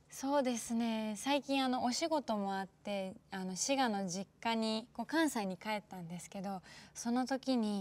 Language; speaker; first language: Japanese; native; Japanese